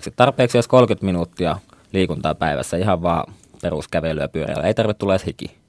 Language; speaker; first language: Finnish; native; Finnish